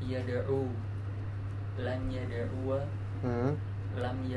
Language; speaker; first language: Arabic; non-native, learner; Indonesian